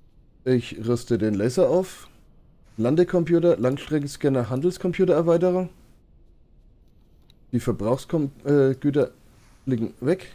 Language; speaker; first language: German; native; German